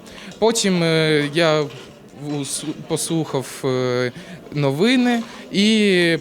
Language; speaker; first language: Ukrainian; non-native, local second language; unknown